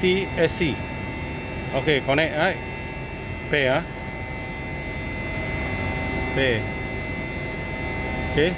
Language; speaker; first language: English; non-native, local second language; Chinese